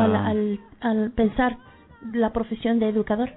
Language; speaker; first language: Spanish; early bilingual, heritage; Spanish